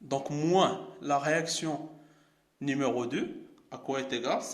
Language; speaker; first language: French; non-native, local second language; Arabic